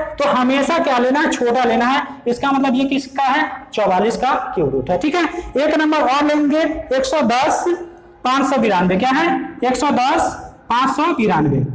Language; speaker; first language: Hindi; native; Hindi